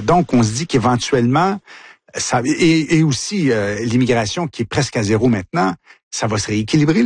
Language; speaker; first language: French; native; French